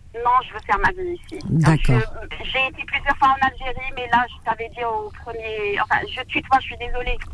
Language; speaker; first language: French; non-native, local second language; Arabic